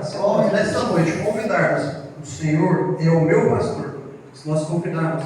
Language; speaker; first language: Portuguese; native; Portuguese